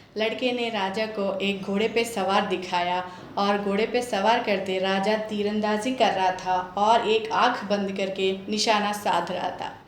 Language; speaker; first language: Hindi; non-native, local second language; Telugu